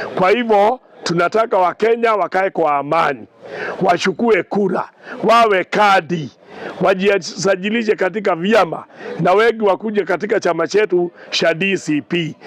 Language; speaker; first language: Swahili; non-native, local second language; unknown